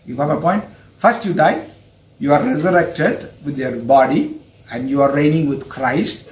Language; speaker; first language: English; non-native, local second language; Tamil